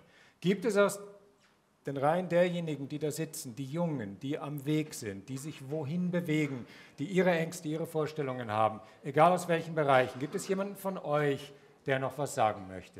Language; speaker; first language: German; native; German